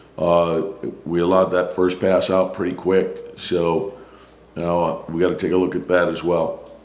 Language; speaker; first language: English; native; English